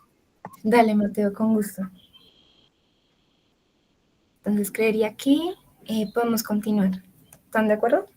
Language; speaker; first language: Spanish; native; Spanish